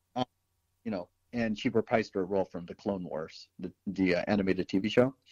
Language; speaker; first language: English; native; English